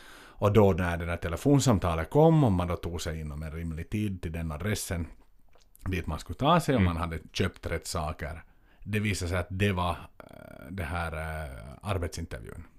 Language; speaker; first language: Swedish; native; Swedish